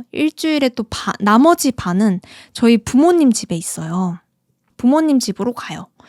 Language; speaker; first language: Korean; native; Korean